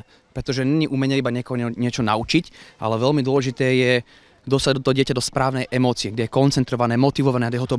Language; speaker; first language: Slovak; native; Slovak